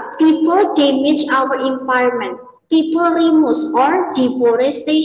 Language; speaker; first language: English; non-native, learner; Indonesian